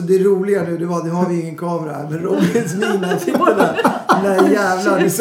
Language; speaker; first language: Swedish; native; Swedish